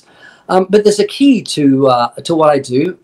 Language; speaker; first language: English; native; English